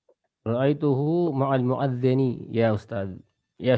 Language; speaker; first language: Arabic; non-native, learner; Filipino